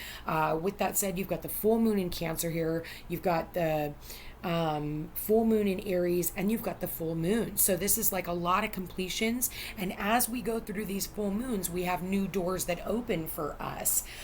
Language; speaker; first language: English; native; English